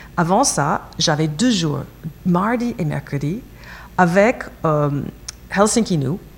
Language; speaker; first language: French; non-native, fluent; English